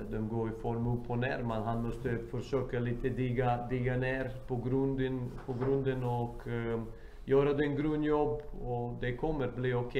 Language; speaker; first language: Swedish; non-native, fluent; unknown